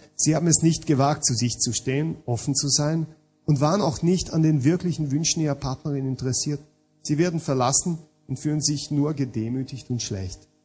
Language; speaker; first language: German; non-native, fluent; Hungarian